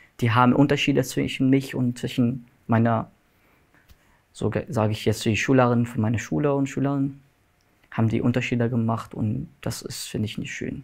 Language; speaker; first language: German; non-native, learner; Arabic